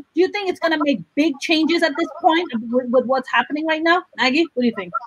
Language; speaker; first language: English; non-native, local second language; Urdu